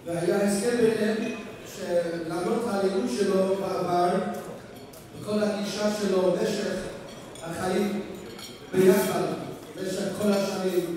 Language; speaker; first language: Hebrew; non-native, fluent; English